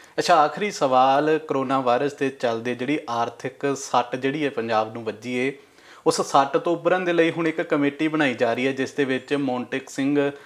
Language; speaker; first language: Punjabi; native; Punjabi